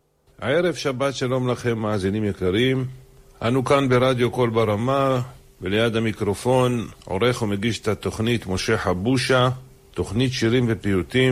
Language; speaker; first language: Hebrew; native; Hebrew